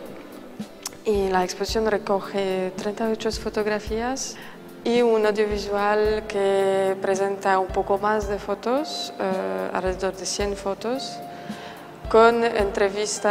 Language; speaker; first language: Spanish; non-native, fluent; Polish